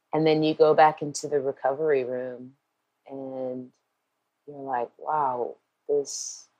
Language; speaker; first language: English; native; English